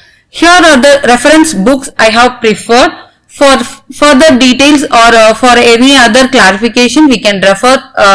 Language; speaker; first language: English; non-native, local second language; Tamil